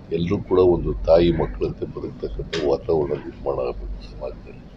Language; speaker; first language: Kannada; native; Kannada